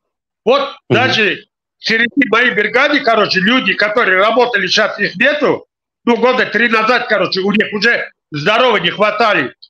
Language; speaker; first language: Russian; non-native, local second language; Tajik